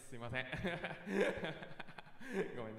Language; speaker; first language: Japanese; native; Japanese